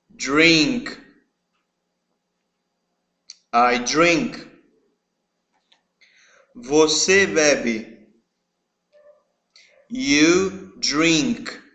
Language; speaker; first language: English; non-native, fluent; Portuguese